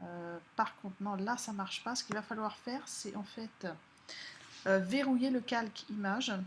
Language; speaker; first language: French; native; French